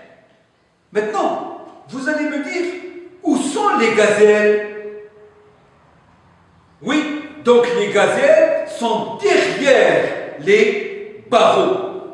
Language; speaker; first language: French; non-native, local second language; Arabic